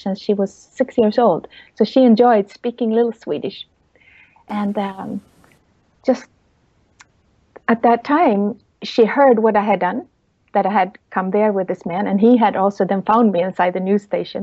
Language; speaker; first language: English; non-native, fluent; Swedish